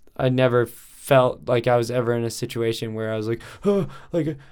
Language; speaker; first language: English; native; English